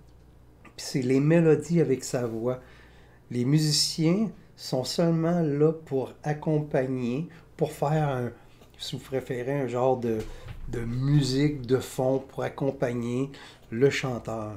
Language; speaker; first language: French; native; French